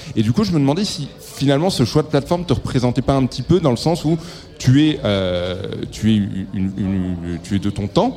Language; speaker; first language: French; native; French